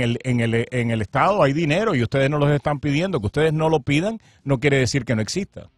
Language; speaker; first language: Spanish; native; Spanish